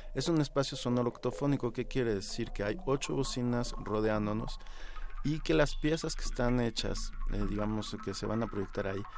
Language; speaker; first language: Spanish; native; Spanish